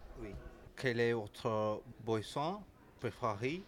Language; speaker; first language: French; non-native, learner; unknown